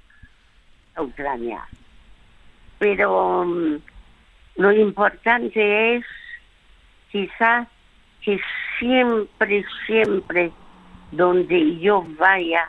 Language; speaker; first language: Spanish; early bilingual, other home language; French